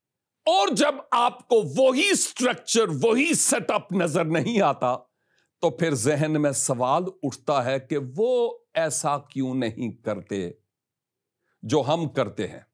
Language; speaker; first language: Urdu; native; Urdu